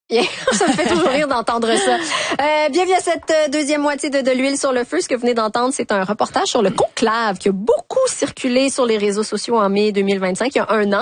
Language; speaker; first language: French; native; French